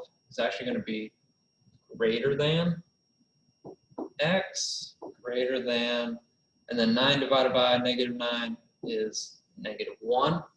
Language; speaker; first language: English; native; English